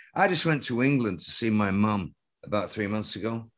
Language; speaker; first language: English; native; English